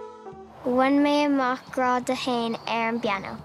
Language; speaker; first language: Irish; non-native, local second language; English